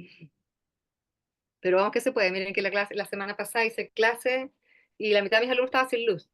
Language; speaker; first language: Spanish; native; Spanish